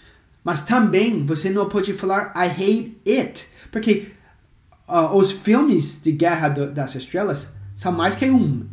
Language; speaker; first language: Portuguese; non-native, fluent; English